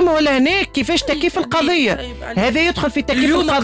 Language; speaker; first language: Arabic; native; Arabic